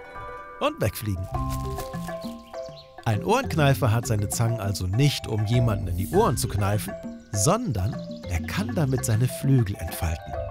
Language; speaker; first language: German; native; German